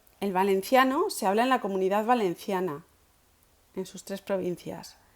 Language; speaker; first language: Spanish; native; Spanish